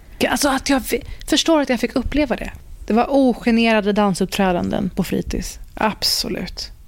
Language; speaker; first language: Swedish; early bilingual, other home language; Persian